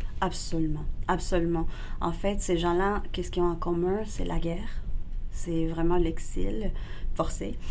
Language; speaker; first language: French; non-native, fluent; Spanish